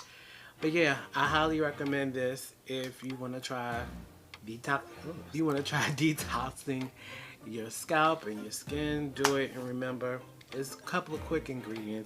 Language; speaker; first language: English; native; English